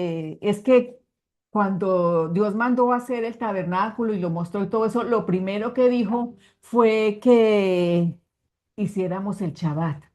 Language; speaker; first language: Spanish; native; Spanish